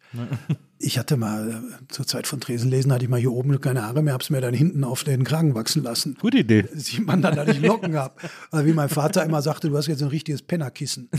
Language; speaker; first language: German; native; German